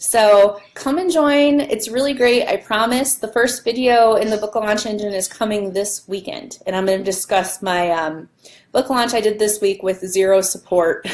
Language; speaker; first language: English; native; English